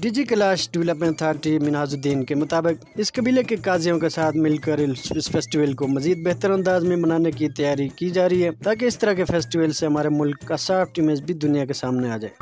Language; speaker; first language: Urdu; non-native, local second language; Khowar